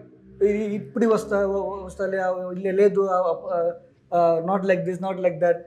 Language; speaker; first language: Telugu; non-native, local second language; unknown